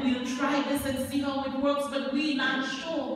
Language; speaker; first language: English; native; English